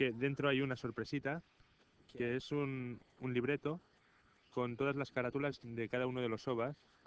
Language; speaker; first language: Spanish; native; Spanish